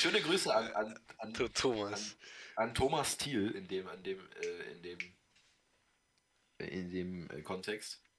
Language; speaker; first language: German; native; German